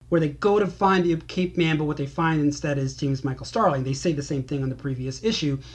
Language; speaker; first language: English; native; English